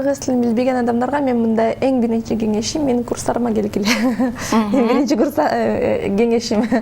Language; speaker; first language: Kyrgyz; non-native, local second language; Russian